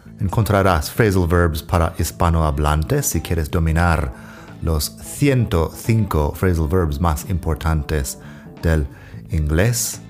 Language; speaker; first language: Spanish; non-native, fluent; English